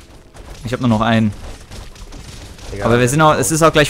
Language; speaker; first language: German; native; German